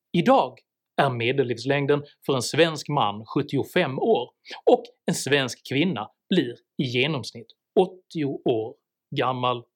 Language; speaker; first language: Swedish; native; Swedish